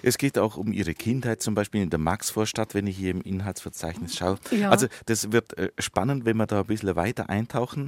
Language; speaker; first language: German; native; German